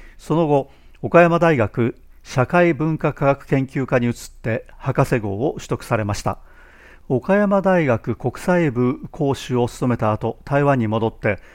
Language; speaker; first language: Japanese; native; Japanese